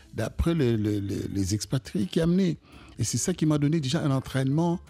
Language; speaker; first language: French; non-native, local second language; Kongo